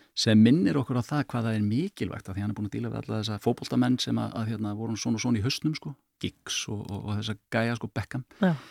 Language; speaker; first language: Icelandic; native; Icelandic